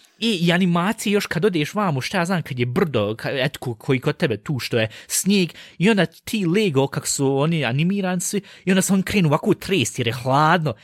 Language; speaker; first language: Bosnian; early bilingual, heritage; Bosnian